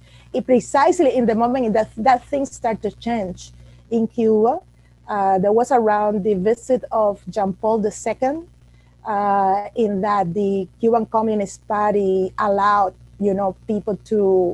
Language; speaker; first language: English; non-native, fluent; Spanish